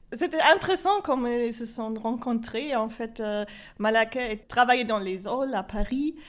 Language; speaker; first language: French; non-native, fluent; German